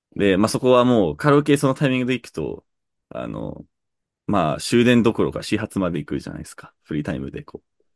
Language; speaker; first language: Japanese; native; Japanese